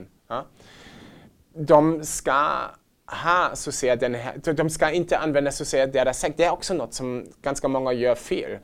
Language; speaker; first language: Swedish; non-native, fluent; German